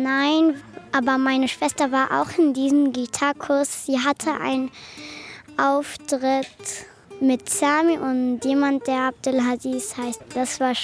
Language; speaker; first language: German; early bilingual, other home language; Arabic